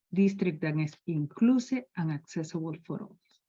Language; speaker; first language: English; non-native, fluent; Spanish